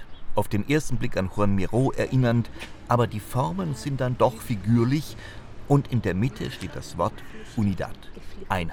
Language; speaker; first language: German; native; German